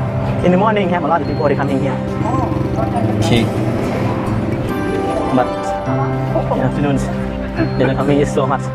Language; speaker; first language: English; non-native, learner; Lao